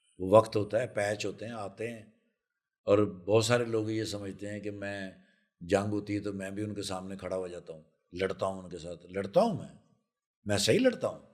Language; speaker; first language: Urdu; non-native, local second language; Punjabi